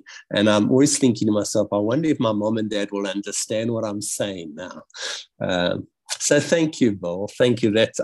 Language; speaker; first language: English; native; English